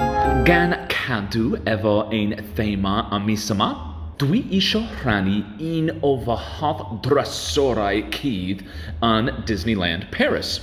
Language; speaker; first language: Welsh; non-native, learner; English